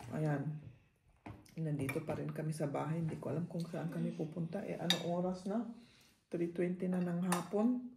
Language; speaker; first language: Filipino; non-native, fluent; German